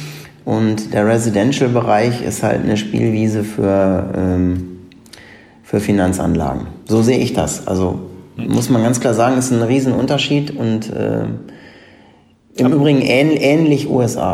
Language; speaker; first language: German; native; German